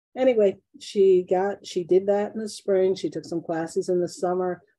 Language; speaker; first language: English; native; English